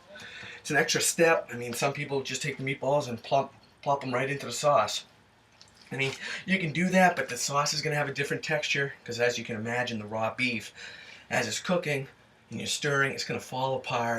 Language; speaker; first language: English; native; English